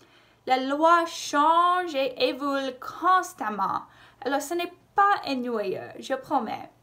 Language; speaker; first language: French; non-native, local second language; English